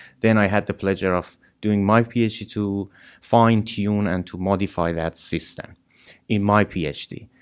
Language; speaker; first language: English; non-native, fluent; Persian